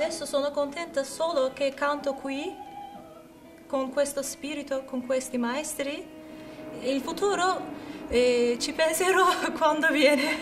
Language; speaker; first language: Italian; non-native, fluent; Turkish